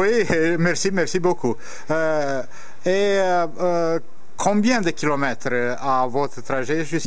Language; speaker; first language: French; non-native, learner; Romanian